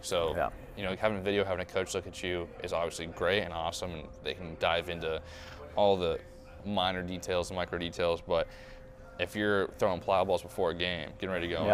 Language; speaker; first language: English; native; English